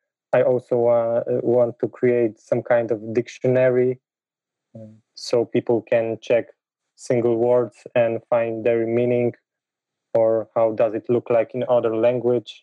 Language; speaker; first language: English; non-native, fluent; Polish